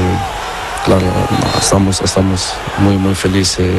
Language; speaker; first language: Spanish; non-native, learner; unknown